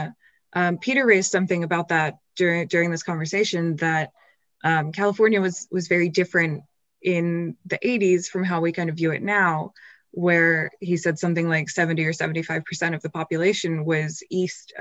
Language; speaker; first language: English; native; English